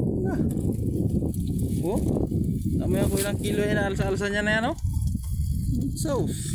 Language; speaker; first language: Filipino; non-native, local second language; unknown